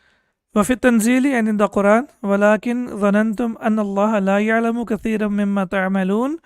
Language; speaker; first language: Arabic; non-native, fluent; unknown